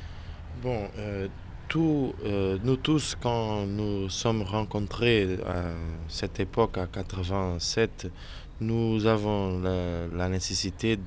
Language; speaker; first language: French; non-native, learner; Portuguese